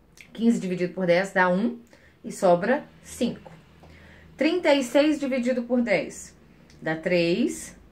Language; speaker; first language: Portuguese; native; Portuguese